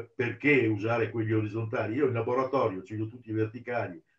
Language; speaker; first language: Italian; native; Italian